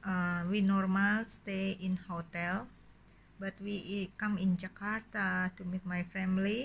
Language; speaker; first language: English; non-native, learner; Indonesian